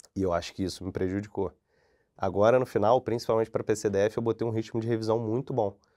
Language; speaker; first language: Portuguese; native; Portuguese